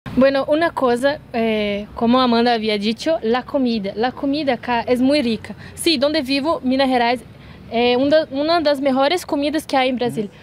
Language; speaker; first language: Spanish; non-native, learner; Portuguese